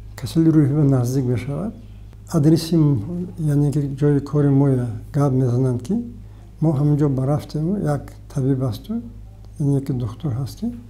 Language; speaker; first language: Tajik; native; Tajik